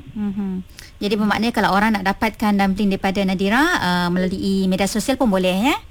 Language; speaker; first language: Malay; non-native, local second language; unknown